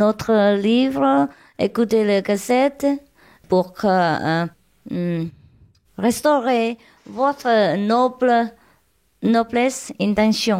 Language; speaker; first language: French; non-native, learner; Chinese